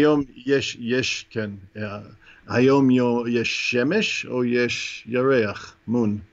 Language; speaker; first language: Hebrew; non-native, fluent; English